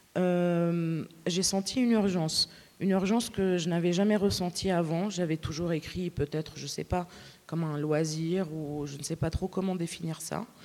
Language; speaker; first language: French; native; French